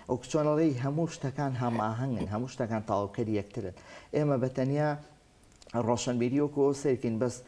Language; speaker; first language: Central Kurdish; native; Central Kurdish